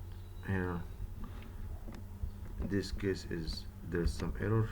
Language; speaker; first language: English; non-native, fluent; Arabic